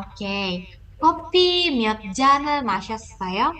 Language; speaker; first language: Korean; non-native, fluent; Indonesian